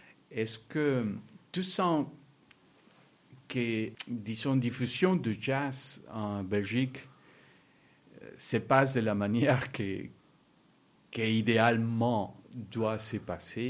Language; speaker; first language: French; non-native, learner; Spanish